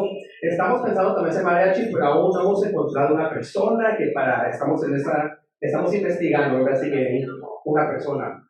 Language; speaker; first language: Spanish; native; Spanish